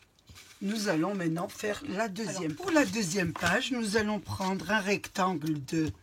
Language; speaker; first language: French; native; French